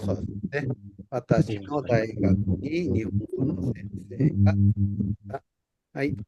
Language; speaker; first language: Japanese; non-native, fluent; Indonesian